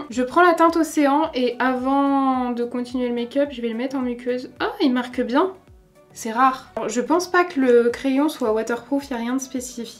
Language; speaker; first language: French; native; French